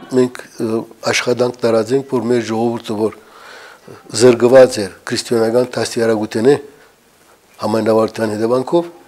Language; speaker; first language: Armenian; early bilingual, heritage; Armenian